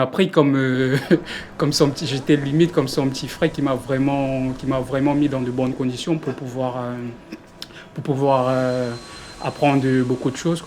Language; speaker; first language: French; non-native, fluent; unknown